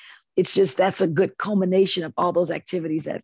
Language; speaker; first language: English; native; English